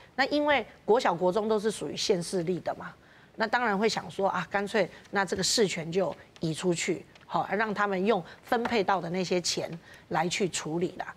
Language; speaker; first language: Chinese; native; Chinese